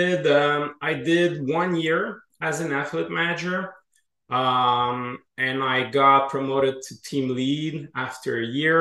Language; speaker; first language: English; non-native, fluent; French